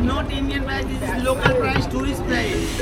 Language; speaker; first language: English; non-native, learner; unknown